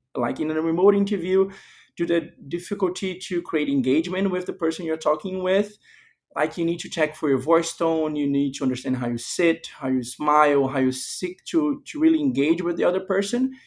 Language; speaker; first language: English; non-native, fluent; Portuguese